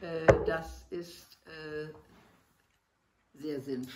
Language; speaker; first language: German; non-native, learner; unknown